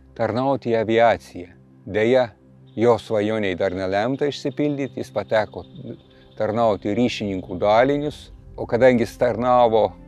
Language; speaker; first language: Lithuanian; native; Lithuanian